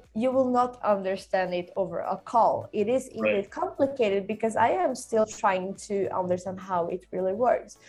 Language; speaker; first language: English; non-native, fluent; Swedish